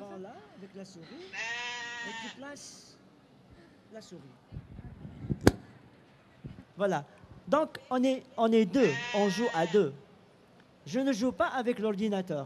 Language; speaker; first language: French; non-native, local second language; Arabic